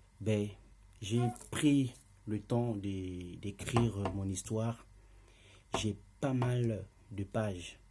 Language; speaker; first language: French; non-native, local second language; Lingala